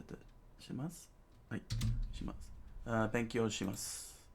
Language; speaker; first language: Japanese; non-native, learner; English